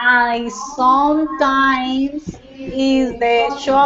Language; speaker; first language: English; non-native, learner; Spanish